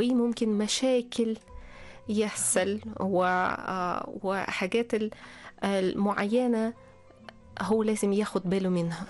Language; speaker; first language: Arabic; non-native, fluent; Russian